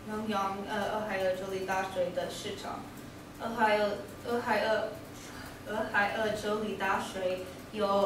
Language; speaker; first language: Chinese; non-native, learner; English